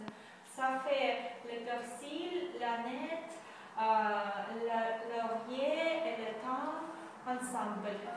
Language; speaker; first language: French; non-native, learner; Russian